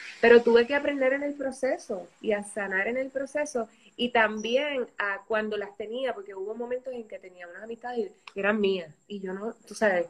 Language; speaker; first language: Spanish; native; Spanish